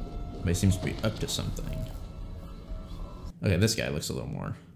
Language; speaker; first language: English; native; English